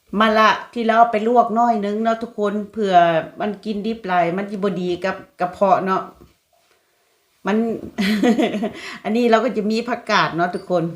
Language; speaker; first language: Thai; non-native, local second language; Lao